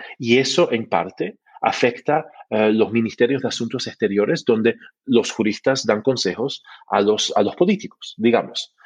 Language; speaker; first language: Spanish; early bilingual, heritage; Spanish